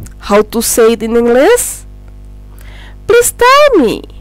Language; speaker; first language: English; non-native, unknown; Indonesian